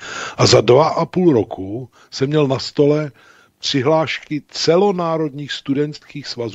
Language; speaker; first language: Czech; native; Czech